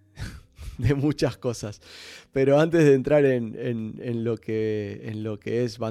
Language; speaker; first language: Spanish; native; Spanish